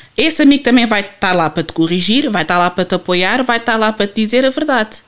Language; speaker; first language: Portuguese; native; Portuguese